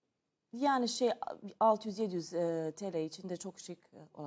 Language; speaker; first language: Turkish; non-native, learner; Serbian